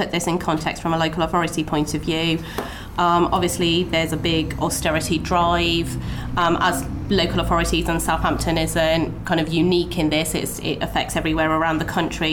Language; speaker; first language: English; native; English